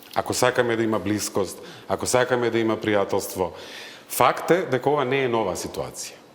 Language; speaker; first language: Macedonian; native; Macedonian